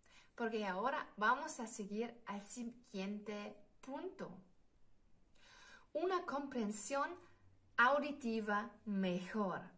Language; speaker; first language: Spanish; non-native, fluent; German